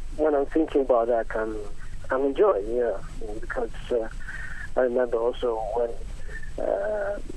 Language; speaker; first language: English; non-native, learner; Italian